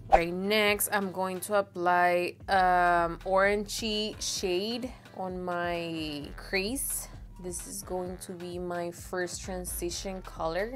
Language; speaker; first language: English; non-native, fluent; Spanish